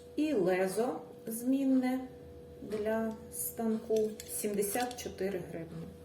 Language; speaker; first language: Ukrainian; non-native, local second language; Russian